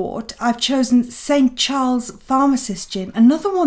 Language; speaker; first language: English; native; English